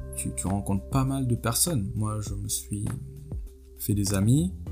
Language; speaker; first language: French; non-native, local second language; Wolof